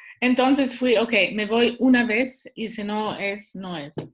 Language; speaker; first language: Spanish; non-native, learner; Swiss German